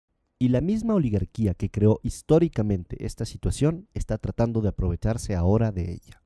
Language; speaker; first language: Spanish; native; Spanish